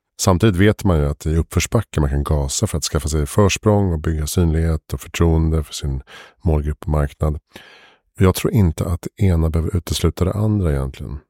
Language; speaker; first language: Swedish; native; Swedish